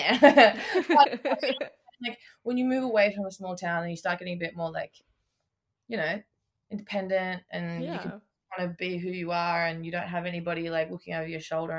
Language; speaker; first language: English; native; English